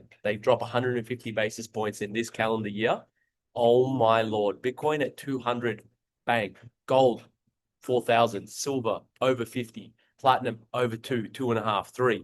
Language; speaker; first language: English; native; English